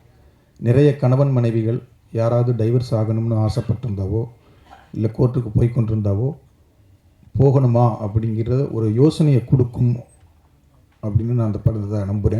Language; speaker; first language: Tamil; native; Tamil